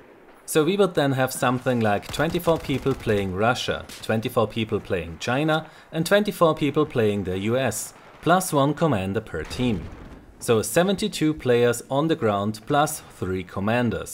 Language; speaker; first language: English; non-native, fluent; German